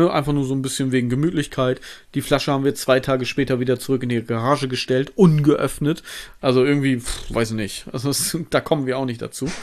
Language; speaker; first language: German; native; German